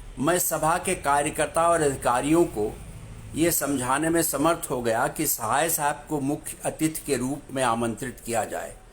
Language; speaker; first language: Hindi; native; Hindi